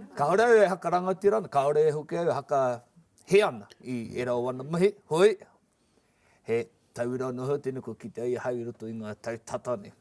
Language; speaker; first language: Māori; native; Māori